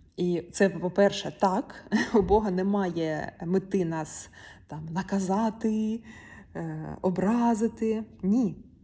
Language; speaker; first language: Ukrainian; non-native, local second language; Russian